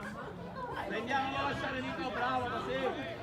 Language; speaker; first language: Italian; native; Italian